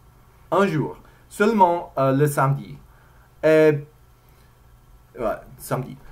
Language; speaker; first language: French; non-native, learner; English